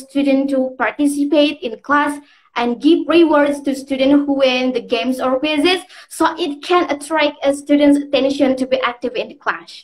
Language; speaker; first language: English; non-native, learner; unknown